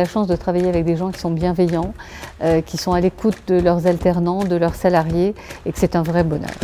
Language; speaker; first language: French; native; French